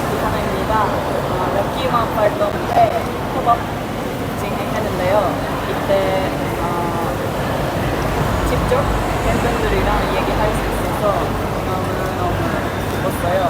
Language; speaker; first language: Korean; non-native, learner; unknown